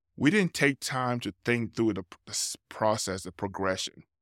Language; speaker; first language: English; non-native, local second language; Yoruba